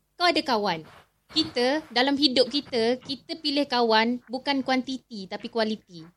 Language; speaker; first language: Malay; native; Malay